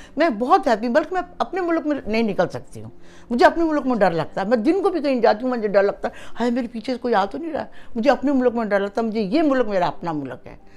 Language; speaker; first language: Urdu; early bilingual, heritage; Urdu